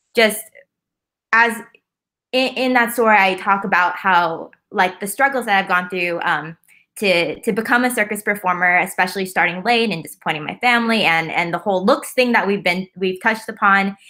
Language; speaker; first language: English; native; English